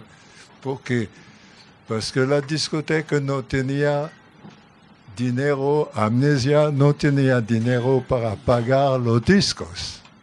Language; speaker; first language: Spanish; non-native, learner; French